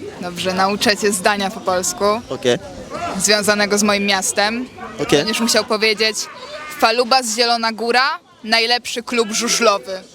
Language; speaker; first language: Polish; native; Polish